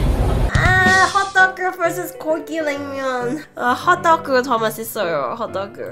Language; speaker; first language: Korean; non-native, learner; Cantonese